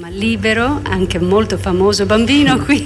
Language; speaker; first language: Italian; non-native, learner; Croatian